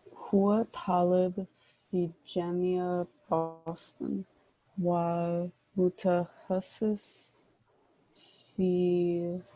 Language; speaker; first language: Arabic; non-native, learner; English